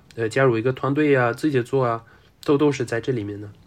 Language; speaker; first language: Chinese; non-native, fluent; Russian